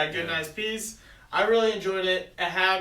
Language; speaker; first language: English; native; English